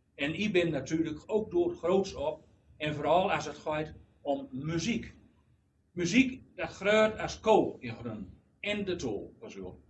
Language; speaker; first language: Dutch; native; Dutch